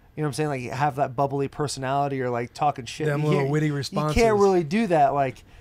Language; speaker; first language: English; native; English